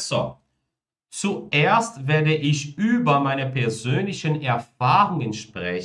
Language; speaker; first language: German; non-native, fluent; Portuguese